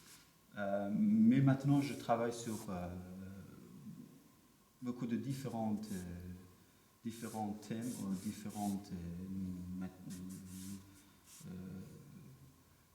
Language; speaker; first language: French; non-native, learner; Persian